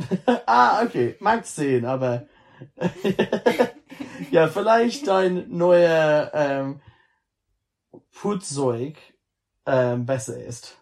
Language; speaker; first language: German; non-native, learner; English